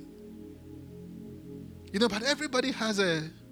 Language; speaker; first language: English; non-native, local second language; Akan